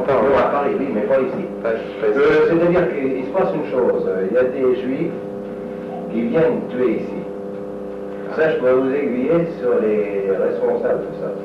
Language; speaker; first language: French; native; French